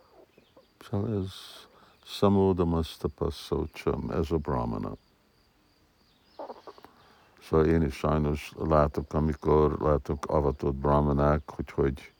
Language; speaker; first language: Hungarian; early bilingual, heritage; Hungarian